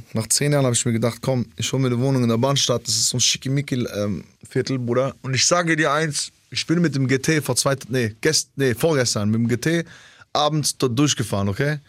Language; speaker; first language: German; early bilingual, other home language; Albanian